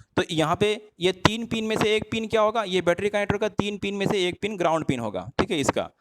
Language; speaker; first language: Hindi; non-native, local second language; Assamese